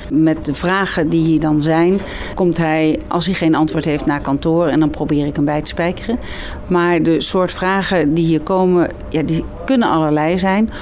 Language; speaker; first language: Dutch; native; Dutch